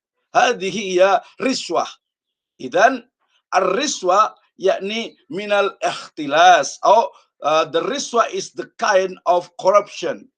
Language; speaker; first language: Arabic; non-native, fluent; Indonesian